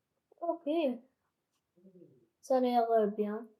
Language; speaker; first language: French; non-native, local second language; Arabic